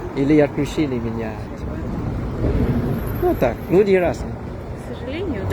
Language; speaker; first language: Russian; non-native, fluent; Thai